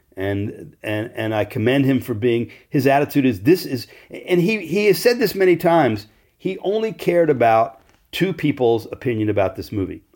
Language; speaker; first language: English; native; English